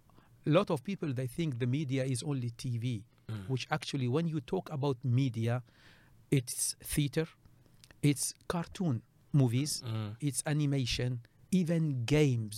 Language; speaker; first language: English; non-native, learner; Arabic